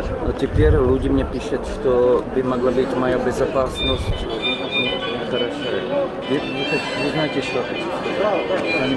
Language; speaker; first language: Russian; non-native, learner; Czech